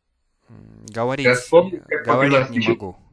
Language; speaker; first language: Russian; native; Russian